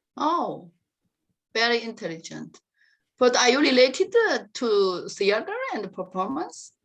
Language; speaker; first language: English; non-native, learner; Korean